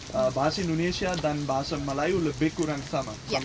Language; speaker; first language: Indonesian; non-native, learner; Dutch